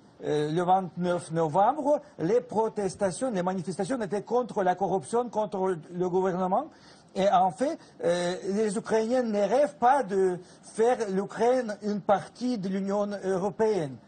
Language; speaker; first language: French; non-native, fluent; Russian